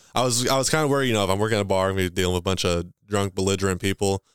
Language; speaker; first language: English; native; English